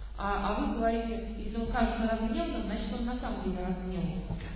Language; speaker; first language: Russian; native; Russian